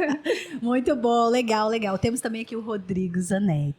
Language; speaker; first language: Portuguese; native; Portuguese